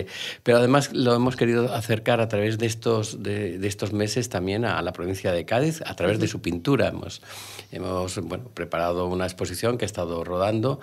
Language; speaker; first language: Spanish; native; Spanish